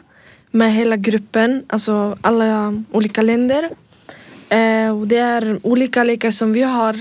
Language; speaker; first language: Swedish; early bilingual, other home language; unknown